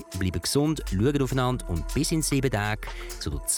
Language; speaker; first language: German; native; German